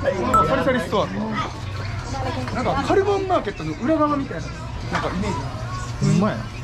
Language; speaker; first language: Japanese; native; Japanese